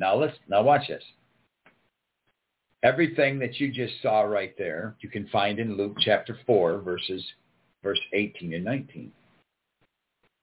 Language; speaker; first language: English; native; English